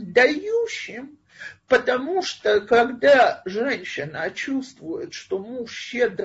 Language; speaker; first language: Russian; native; Russian